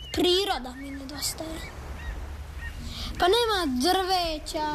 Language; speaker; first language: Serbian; early bilingual, heritage; Croatian